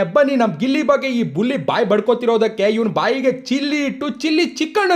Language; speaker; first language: Kannada; native; Kannada